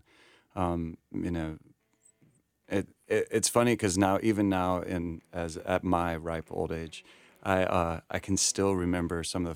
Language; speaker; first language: English; native; English